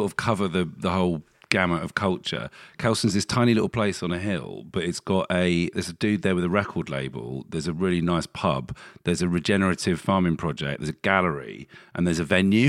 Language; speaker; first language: English; native; English